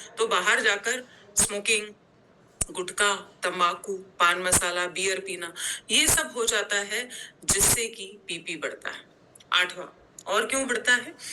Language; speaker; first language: Hindi; non-native, local second language; Gujarati